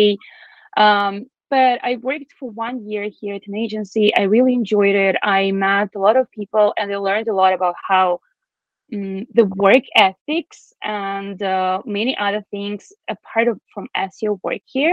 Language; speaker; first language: English; non-native, fluent; Russian